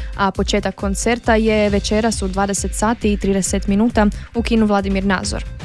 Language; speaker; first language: Croatian; native; Croatian